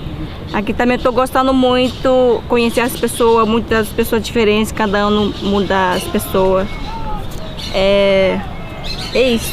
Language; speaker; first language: Portuguese; non-native, local second language; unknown